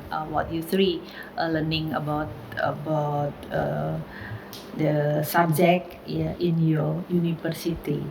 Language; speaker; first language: English; non-native, learner; Indonesian